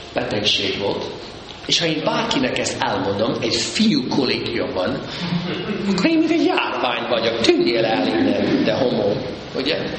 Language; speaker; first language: Hungarian; non-native, fluent; English